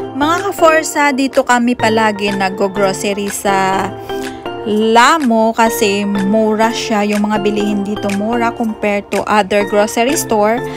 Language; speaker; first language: Filipino; native; Filipino